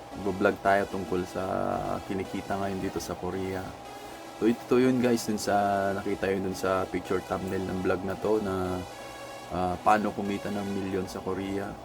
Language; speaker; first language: Filipino; non-native, local second language; Iloko